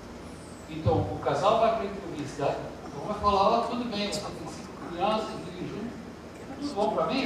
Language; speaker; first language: Portuguese; early bilingual, heritage; Portuguese